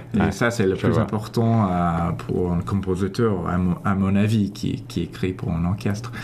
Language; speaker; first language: French; non-native, fluent; English